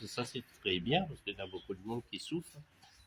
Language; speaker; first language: French; non-native, local second language; Réunion Creole French